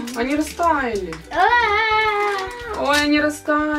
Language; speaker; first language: Russian; native; Russian